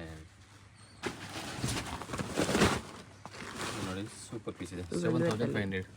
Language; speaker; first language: Kannada; non-native, local second language; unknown